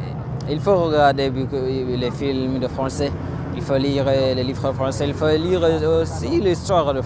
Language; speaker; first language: French; non-native, learner; Swahili